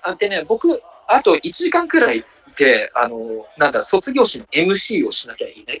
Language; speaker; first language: Japanese; early bilingual, heritage; Japanese